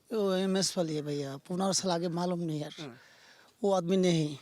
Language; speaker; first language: Hindi; non-native, learner; Bangla